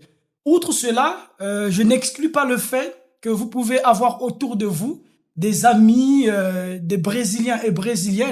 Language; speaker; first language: French; native; French